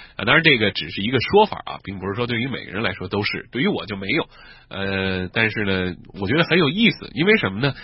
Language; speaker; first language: Chinese; native; Chinese